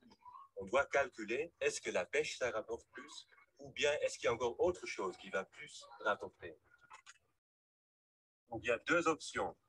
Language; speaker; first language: French; non-native, fluent; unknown